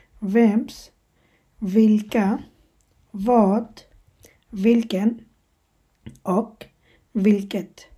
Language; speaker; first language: Swedish; non-native, fluent; Bangla